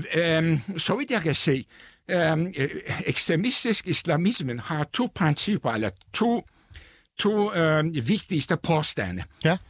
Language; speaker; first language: Danish; non-native, fluent; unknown